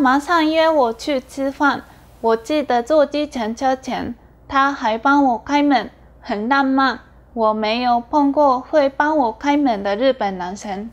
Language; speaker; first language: Chinese; non-native, fluent; Japanese